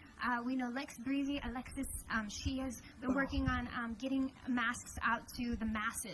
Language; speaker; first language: English; native; English